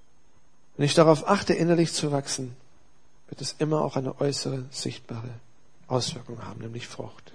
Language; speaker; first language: German; native; German